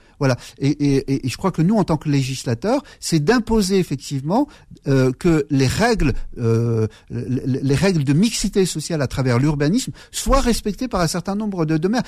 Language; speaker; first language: French; early bilingual, other home language; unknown